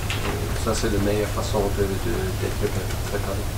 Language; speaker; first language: French; non-native, fluent; German